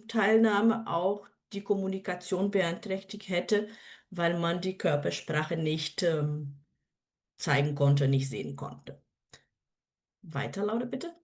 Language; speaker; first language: German; non-native, fluent; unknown